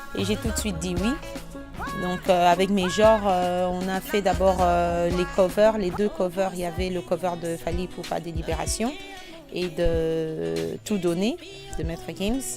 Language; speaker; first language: French; non-native, local second language; Lingala